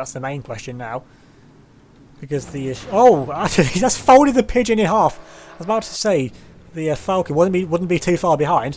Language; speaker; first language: English; native; English